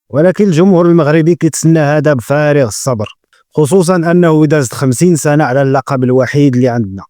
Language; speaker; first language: Arabic; native; Arabic